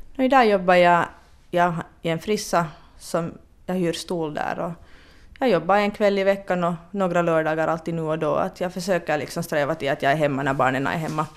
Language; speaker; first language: Swedish; native; Swedish